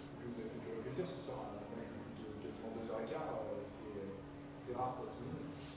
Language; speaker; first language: French; native; French